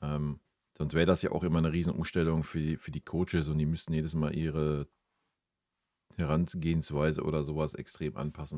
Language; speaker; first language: German; native; German